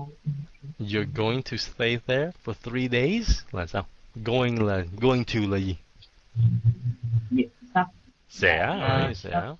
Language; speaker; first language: English; early bilingual, heritage; Vietnamese